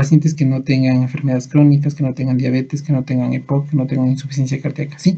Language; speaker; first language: Spanish; native; Spanish